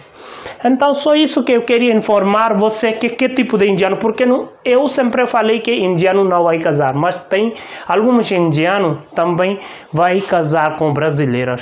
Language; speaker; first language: Portuguese; non-native, learner; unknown